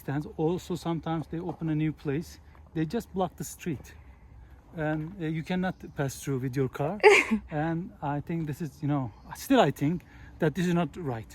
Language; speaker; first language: English; non-native, fluent; Turkish